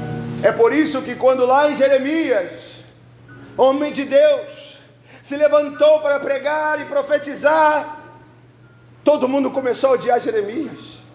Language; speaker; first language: Portuguese; native; Portuguese